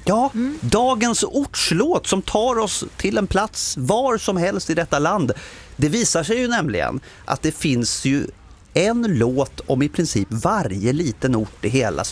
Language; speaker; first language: Swedish; native; Swedish